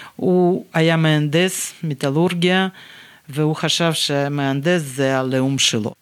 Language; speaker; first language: Hebrew; non-native, fluent; Russian